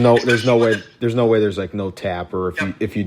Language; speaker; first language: English; native; English